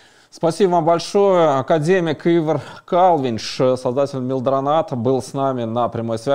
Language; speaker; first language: Russian; native; Russian